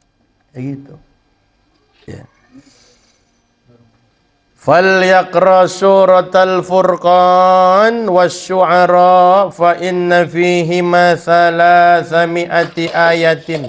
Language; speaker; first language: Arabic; non-native, fluent; Indonesian